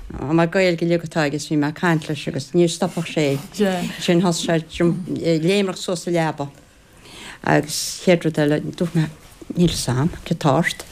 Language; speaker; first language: Irish; native; Irish